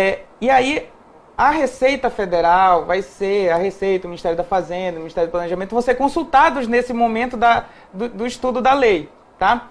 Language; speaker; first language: Portuguese; native; Portuguese